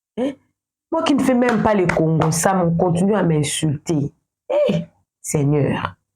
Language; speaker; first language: French; non-native, local second language; Lingala